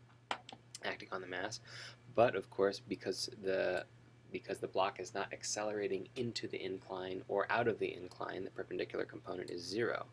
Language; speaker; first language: English; native; English